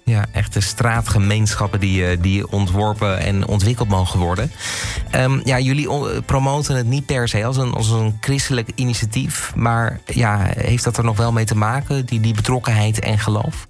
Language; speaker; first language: Dutch; native; Dutch